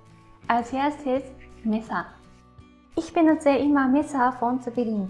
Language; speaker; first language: German; non-native, fluent; Japanese